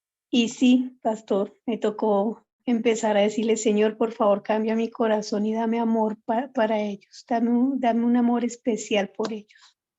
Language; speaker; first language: Spanish; native; Spanish